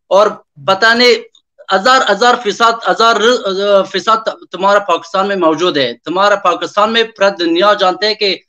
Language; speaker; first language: Urdu; non-native, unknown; Persian